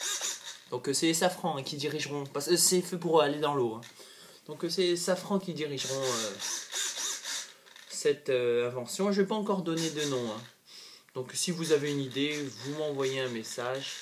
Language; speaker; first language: French; native; French